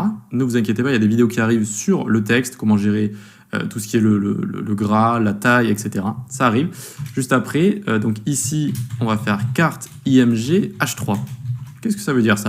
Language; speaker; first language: French; native; French